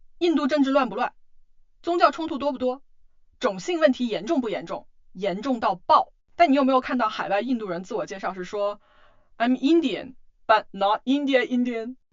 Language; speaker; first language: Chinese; native; Chinese